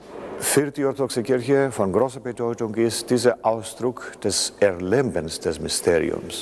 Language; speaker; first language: German; non-native, fluent; Greek